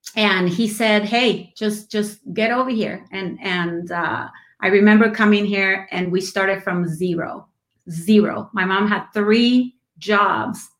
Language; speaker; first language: English; non-native, fluent; Spanish